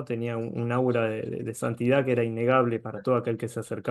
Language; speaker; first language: Spanish; native; Spanish